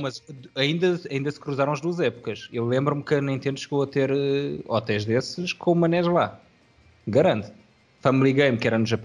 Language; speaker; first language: Portuguese; native; Portuguese